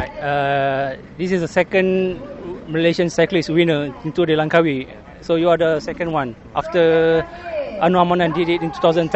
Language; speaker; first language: English; non-native, learner; Malay